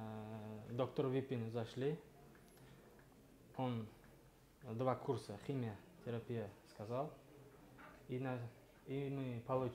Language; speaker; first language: Russian; non-native, learner; Uzbek